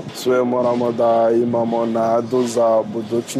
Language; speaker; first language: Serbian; non-native, learner; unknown